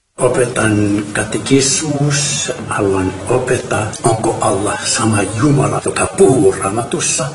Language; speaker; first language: Finnish; non-native, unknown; Arabic